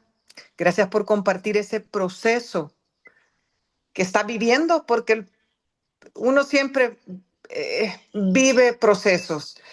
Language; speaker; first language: Spanish; native; Spanish